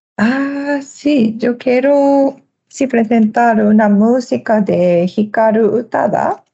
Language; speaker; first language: Spanish; non-native, learner; Japanese